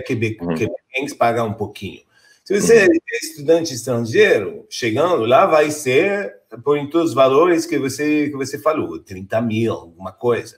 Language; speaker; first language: Portuguese; non-native, fluent; French